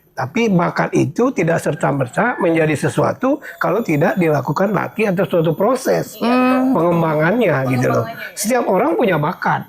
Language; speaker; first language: Indonesian; native; Indonesian